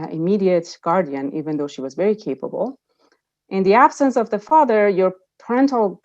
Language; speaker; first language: English; non-native, fluent; Persian